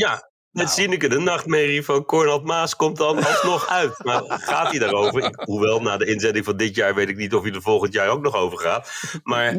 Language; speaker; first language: Dutch; native; Dutch